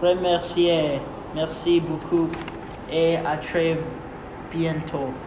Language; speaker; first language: French; non-native, learner; English